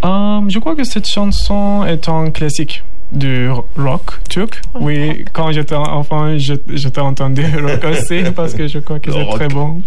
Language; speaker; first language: French; non-native, learner; Turkish